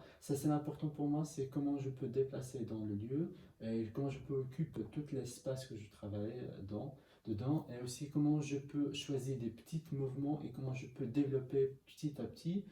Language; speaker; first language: French; non-native, learner; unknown